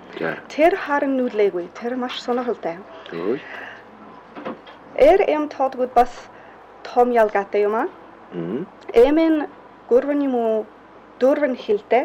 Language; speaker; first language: Mongolian; non-native, fluent; English